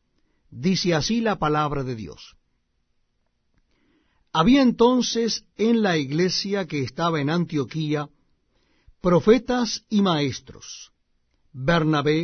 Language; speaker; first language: Spanish; native; Spanish